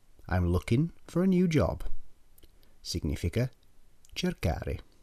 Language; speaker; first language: English; native; English